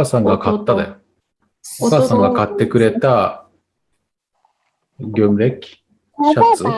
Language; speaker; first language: Japanese; non-native, fluent; Tatar